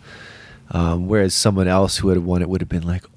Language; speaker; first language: English; native; English